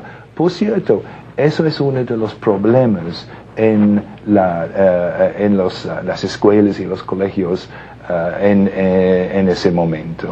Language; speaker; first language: Spanish; non-native, fluent; English